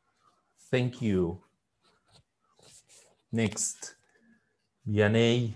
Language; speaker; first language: English; non-native, fluent; Spanish